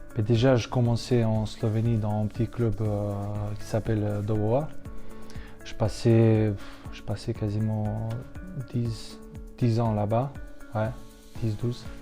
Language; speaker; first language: French; non-native, fluent; Slovenian